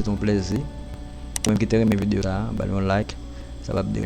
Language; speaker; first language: French; non-native, learner; Haitian Creole